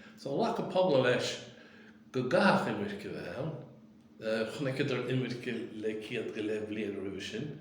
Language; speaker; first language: Irish; native; Irish